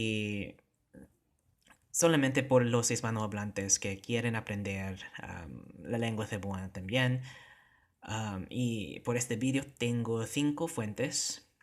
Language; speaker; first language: Spanish; non-native, learner; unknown